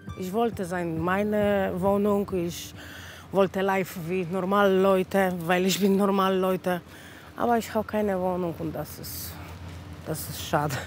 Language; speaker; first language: German; non-native, learner; Polish